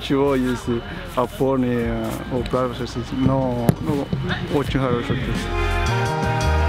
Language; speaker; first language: Russian; non-native, learner; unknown